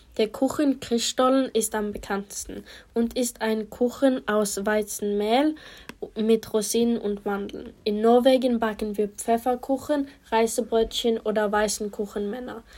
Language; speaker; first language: German; non-native, learner; Polish